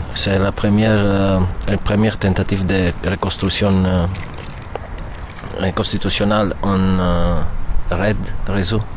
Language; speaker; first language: French; non-native, learner; Italian